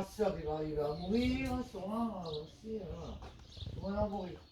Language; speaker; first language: French; native; French